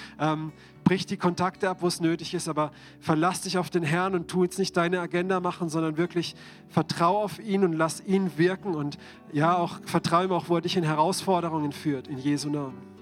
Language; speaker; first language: German; native; German